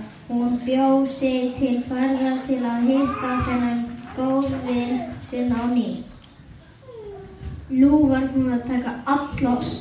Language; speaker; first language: Icelandic; native; Icelandic